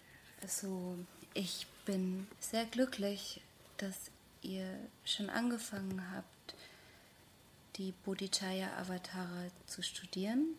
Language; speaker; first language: German; non-native, fluent; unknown